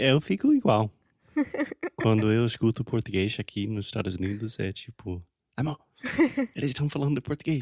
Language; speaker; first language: Portuguese; non-native, fluent; English